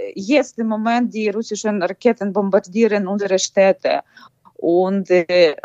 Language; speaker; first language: German; non-native, fluent; Ukrainian